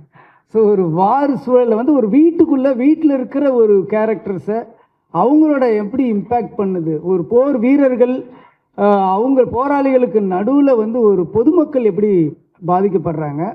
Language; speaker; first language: Tamil; native; Tamil